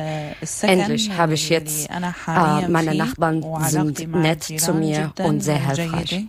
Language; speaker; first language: German; non-native, learner; Arabic